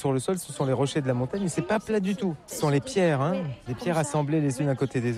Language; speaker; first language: French; native; French